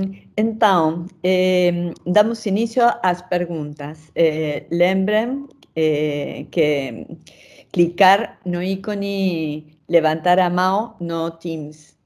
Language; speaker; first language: Portuguese; non-native, fluent; Spanish